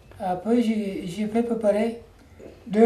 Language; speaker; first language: French; non-native, learner; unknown